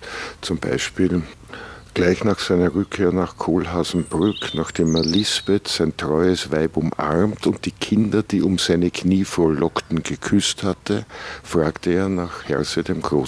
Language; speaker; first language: German; native; German